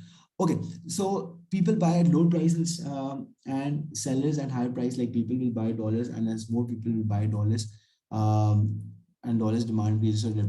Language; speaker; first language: English; non-native, local second language; Urdu